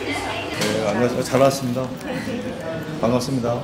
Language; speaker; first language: Korean; native; Korean